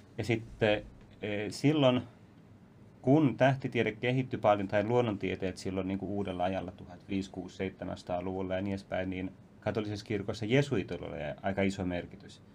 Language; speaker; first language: Finnish; native; Finnish